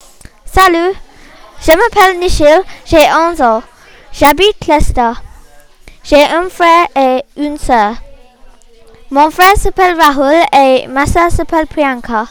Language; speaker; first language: French; non-native, learner; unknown